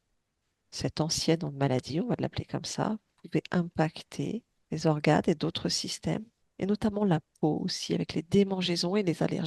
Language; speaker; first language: French; native; French